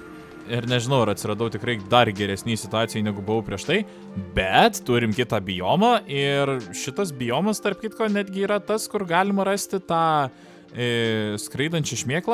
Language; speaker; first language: Lithuanian; native; Lithuanian